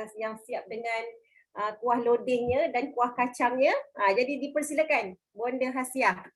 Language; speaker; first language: Malay; native; Malay